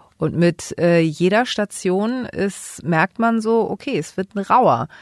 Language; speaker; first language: German; early bilingual, other home language; Greek